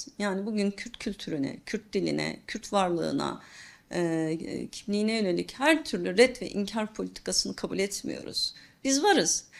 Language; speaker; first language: Turkish; non-native, local second language; Kurdish